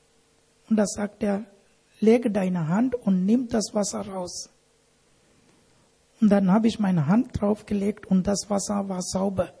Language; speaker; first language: German; non-native, learner; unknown